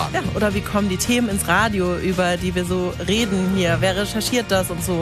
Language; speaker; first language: German; native; German